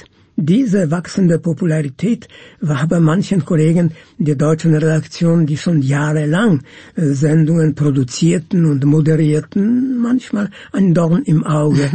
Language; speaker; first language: German; non-native, fluent; Polish